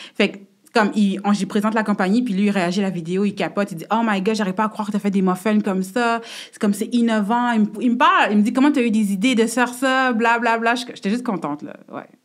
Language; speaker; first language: French; native; French